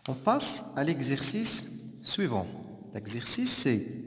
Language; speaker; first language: French; non-native, local second language; Arabic